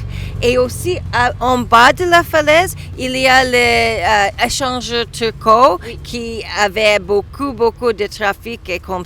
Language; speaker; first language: French; non-native, learner; English